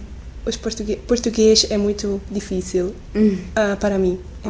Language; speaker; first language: Portuguese; non-native, learner; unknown